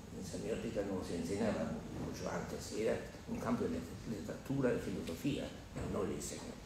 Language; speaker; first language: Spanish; non-native, fluent; German